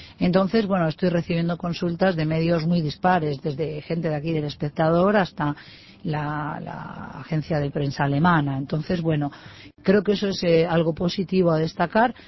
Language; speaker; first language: Spanish; native; Spanish